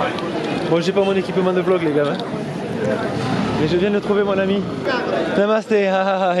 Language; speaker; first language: French; native; French